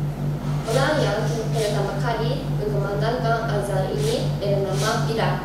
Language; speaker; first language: Indonesian; non-native, learner; Japanese